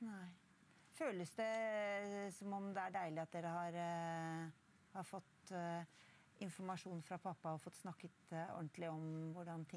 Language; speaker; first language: Norwegian; native; Norwegian